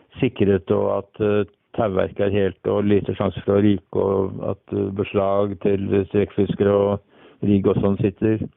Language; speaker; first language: Norwegian; native; Norwegian